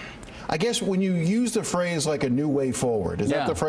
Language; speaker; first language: English; native; English